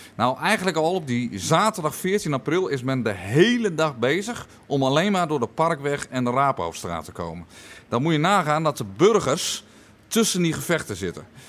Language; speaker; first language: Dutch; native; Dutch